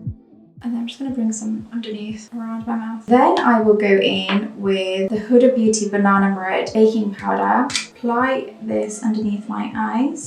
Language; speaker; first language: English; native; English